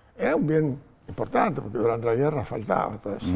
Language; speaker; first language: Spanish; non-native, fluent; Polish